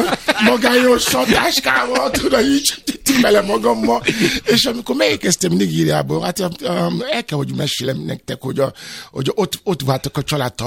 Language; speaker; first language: Hungarian; non-native, fluent; Yoruba